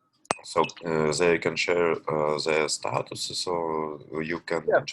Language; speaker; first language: English; non-native, learner; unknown